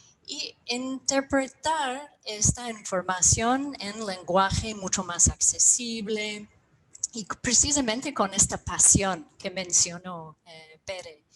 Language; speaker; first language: Spanish; non-native, fluent; English